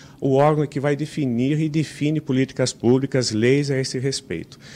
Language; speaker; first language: Portuguese; native; Portuguese